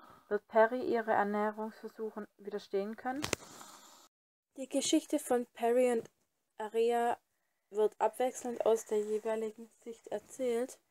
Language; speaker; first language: German; native; German